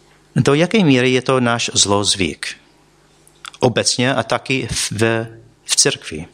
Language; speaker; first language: Czech; non-native, fluent; English